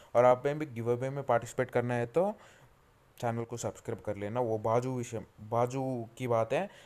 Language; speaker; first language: Hindi; non-native, local second language; Telugu